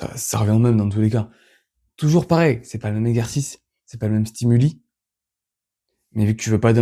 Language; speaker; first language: French; native; French